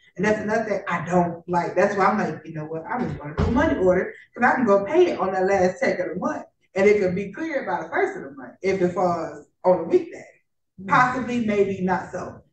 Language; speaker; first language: English; native; English